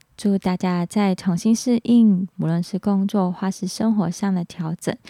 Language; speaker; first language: Chinese; non-native, local second language; Cantonese